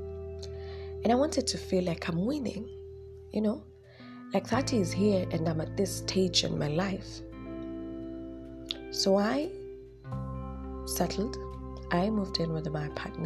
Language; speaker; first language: English; non-native, local second language; Swahili